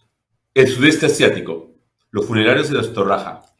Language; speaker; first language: Spanish; native; Spanish